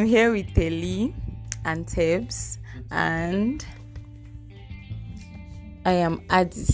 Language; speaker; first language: English; non-native, local second language; French